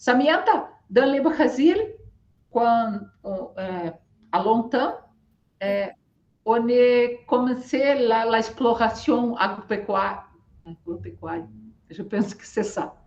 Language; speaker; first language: French; non-native, learner; Portuguese